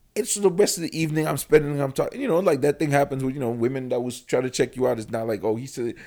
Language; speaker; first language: English; non-native, local second language; French